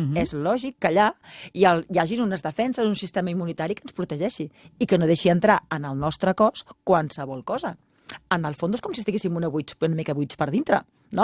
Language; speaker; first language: Catalan; native; Catalan